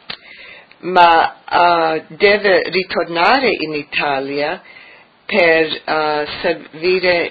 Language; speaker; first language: Italian; early bilingual, heritage; English